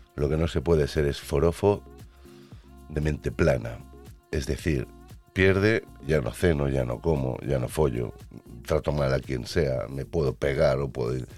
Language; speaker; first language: Spanish; native; Spanish